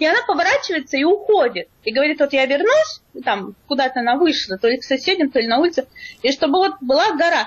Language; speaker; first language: Russian; native; Russian